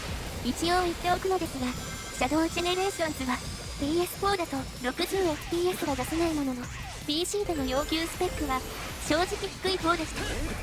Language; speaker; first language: Japanese; native; Japanese